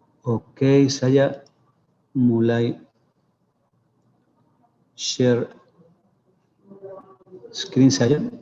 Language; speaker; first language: Indonesian; non-native, fluent; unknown